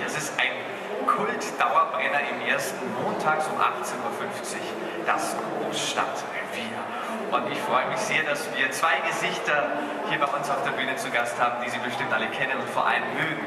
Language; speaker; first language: German; native; German